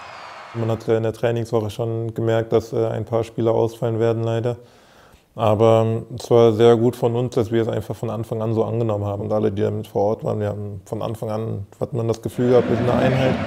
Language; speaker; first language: German; native; German